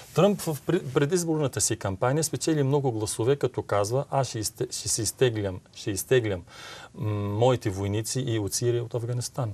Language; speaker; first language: Bulgarian; non-native, fluent; Arabic